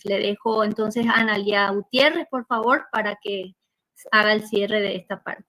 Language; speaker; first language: Spanish; native; Spanish